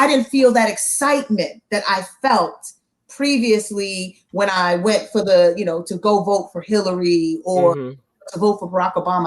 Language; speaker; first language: English; native; English